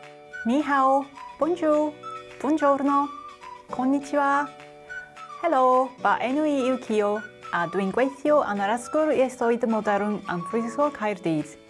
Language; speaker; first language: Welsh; non-native, learner; Japanese